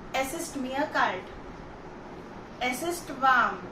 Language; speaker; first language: German; non-native, fluent; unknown